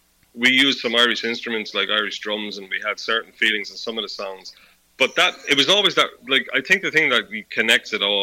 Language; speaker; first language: English; native; English